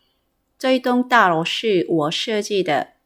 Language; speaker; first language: Chinese; non-native, fluent; Korean